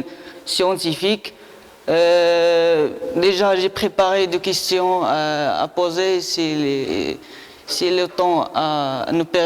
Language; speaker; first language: French; non-native, local second language; Arabic